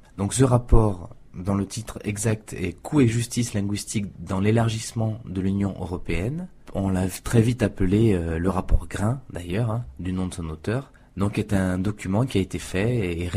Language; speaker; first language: French; native; French